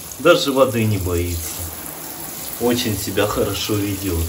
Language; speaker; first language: Russian; native; Russian